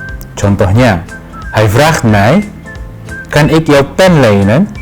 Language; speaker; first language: Dutch; non-native, fluent; Indonesian